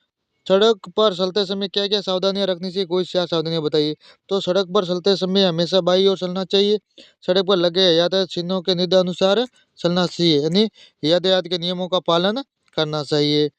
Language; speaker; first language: Hindi; native; Hindi